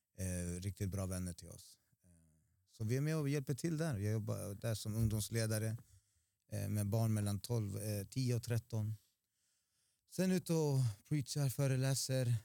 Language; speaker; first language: Swedish; early bilingual, other home language; Spanish